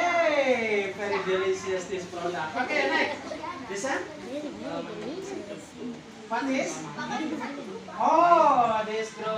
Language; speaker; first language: English; non-native, learner; Indonesian